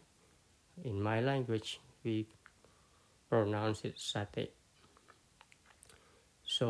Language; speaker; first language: English; non-native, fluent; Khmer